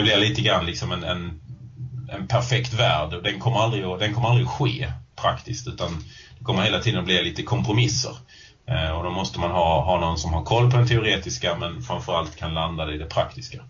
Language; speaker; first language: Swedish; native; Swedish